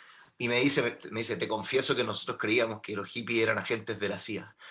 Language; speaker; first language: Spanish; native; Spanish